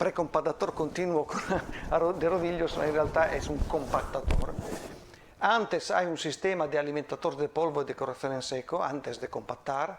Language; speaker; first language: Spanish; non-native, fluent; Italian